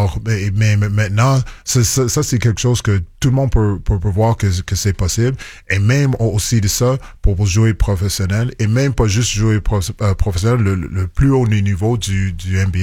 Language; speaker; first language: French; non-native, local second language; English